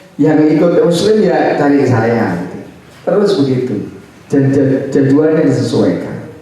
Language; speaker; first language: Indonesian; non-native, local second language; Javanese